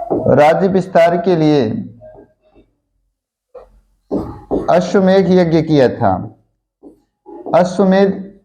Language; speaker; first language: Hindi; native; Hindi